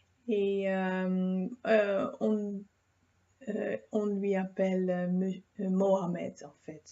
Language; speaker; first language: French; non-native, fluent; Dutch